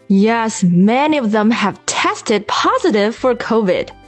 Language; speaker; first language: English; non-native, fluent; Chinese